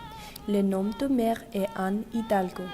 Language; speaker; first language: French; non-native, learner; Icelandic